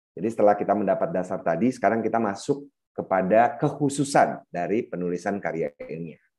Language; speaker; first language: Indonesian; native; Indonesian